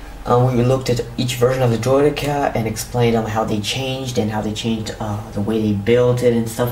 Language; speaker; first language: English; native; English